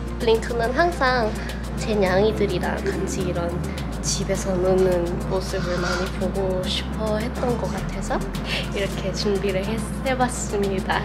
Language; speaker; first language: Korean; non-native, fluent; Thai